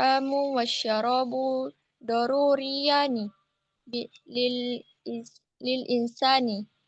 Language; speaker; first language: Arabic; non-native, learner; Indonesian